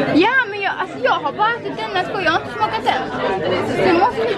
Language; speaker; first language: Swedish; native; Swedish